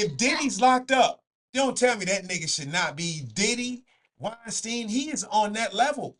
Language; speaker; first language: English; native; English